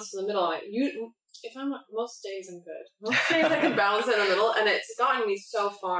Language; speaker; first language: English; native; English